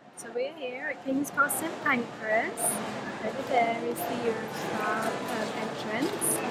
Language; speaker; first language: English; native; English